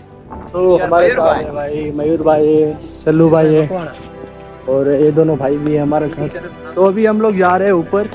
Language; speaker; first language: Hindi; non-native, local second language; Gujarati